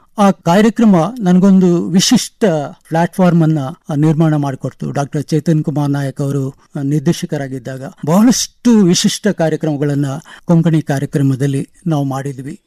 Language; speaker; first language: Kannada; non-native, local second language; Konkani